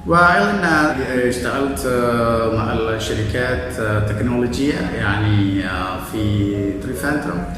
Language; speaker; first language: Arabic; non-native, fluent; Malayalam